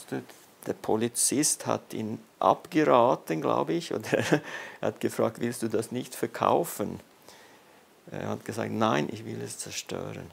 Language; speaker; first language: German; non-native, fluent; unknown